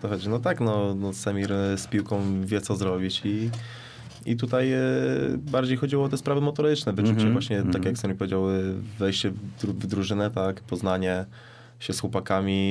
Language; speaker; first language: Polish; native; Polish